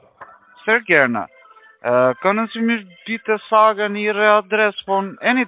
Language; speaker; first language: German; non-native, learner; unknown